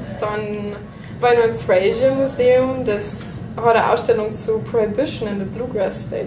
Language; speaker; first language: German; native; German